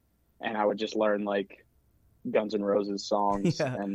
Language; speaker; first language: English; native; English